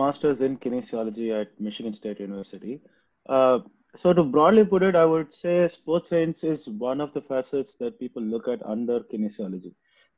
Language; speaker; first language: English; non-native, local second language; Tamil